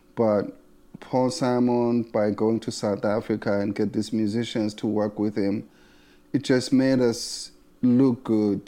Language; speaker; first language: English; non-native, local second language; Zulu